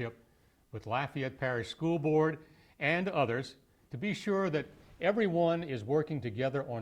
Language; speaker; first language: English; native; English